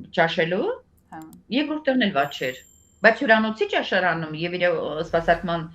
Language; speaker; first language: Armenian; native; Armenian